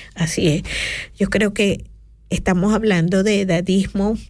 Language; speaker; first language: Spanish; native; Spanish